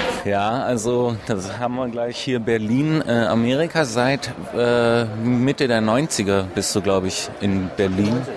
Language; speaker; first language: German; native; German